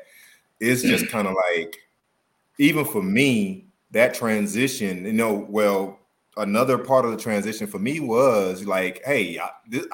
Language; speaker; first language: English; native; English